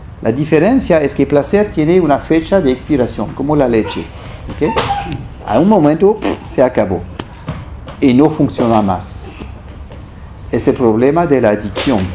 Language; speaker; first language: Spanish; non-native, fluent; French